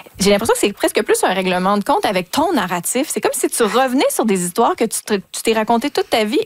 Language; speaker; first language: French; native; French